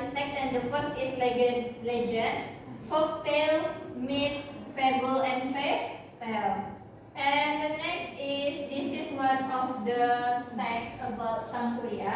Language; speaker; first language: English; non-native, learner; Indonesian